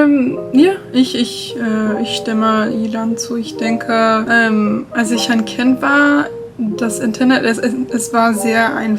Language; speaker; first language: German; non-native, fluent; English